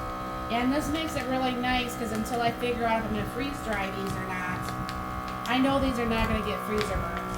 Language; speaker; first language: English; native; English